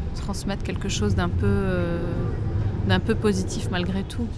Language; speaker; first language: French; native; French